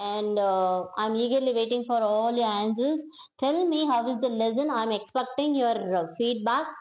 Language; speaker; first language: English; non-native, local second language; Tamil